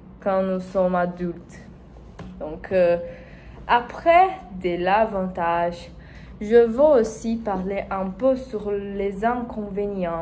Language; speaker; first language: French; non-native, learner; Spanish